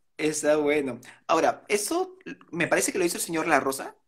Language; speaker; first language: Spanish; native; Spanish